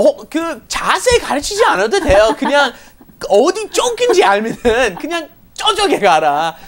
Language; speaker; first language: Korean; non-native, fluent; English